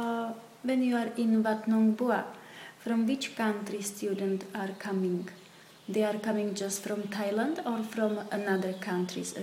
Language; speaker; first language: English; non-native, fluent; Slovak